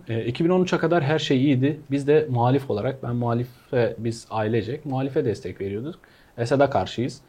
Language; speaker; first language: Turkish; non-native, fluent; Arabic